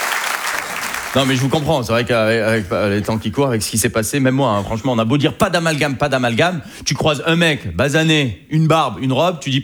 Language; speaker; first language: French; native; French